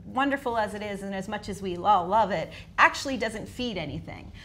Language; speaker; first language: English; native; English